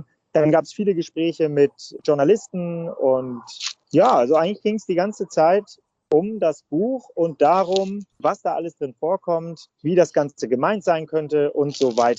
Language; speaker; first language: German; native; German